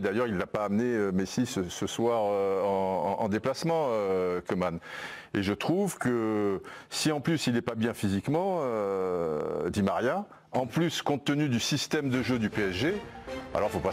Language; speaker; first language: French; native; French